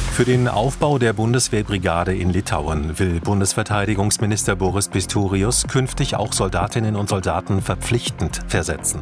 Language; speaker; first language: German; native; German